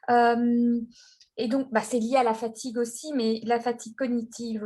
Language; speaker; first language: French; native; French